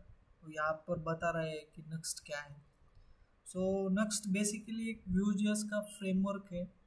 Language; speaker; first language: Hindi; native; Hindi